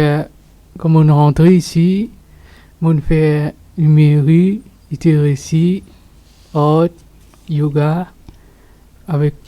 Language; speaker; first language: French; non-native, local second language; Morisyen